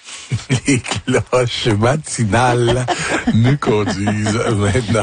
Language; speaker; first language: French; native; French